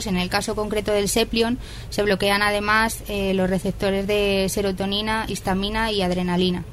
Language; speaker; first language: Spanish; native; Spanish